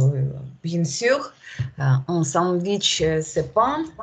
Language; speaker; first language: French; non-native, learner; Russian